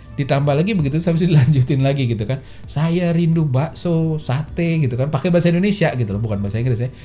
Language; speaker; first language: Indonesian; native; Indonesian